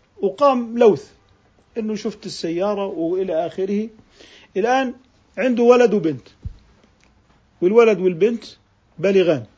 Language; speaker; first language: Arabic; native; Arabic